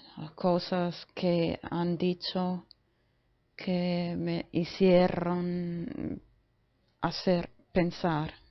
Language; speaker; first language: Spanish; non-native, fluent; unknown